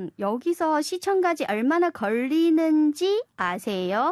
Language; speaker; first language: Korean; non-native, fluent; Chinese